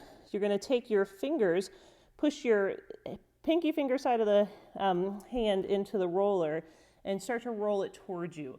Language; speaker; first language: English; native; English